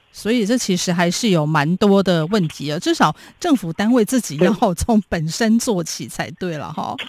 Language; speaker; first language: Chinese; native; Chinese